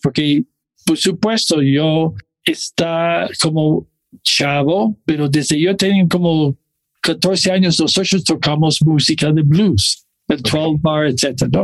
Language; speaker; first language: Spanish; non-native, fluent; English